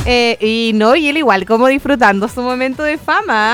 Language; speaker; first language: Spanish; native; Spanish